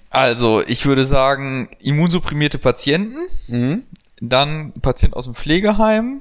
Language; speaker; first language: German; native; German